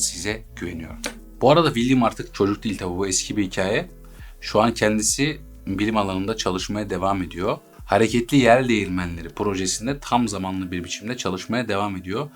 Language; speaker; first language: Turkish; native; Turkish